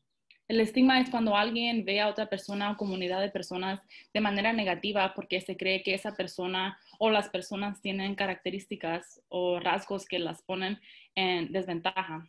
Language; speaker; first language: Spanish; early bilingual, heritage; Spanish